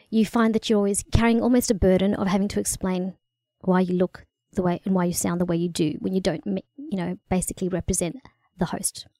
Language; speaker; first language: English; early bilingual, other home language; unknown